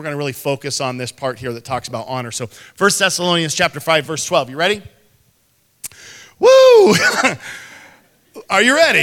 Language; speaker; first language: English; native; English